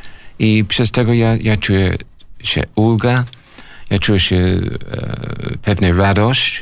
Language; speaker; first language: Polish; non-native, learner; English